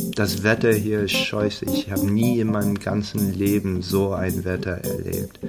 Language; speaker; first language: German; non-native, fluent; English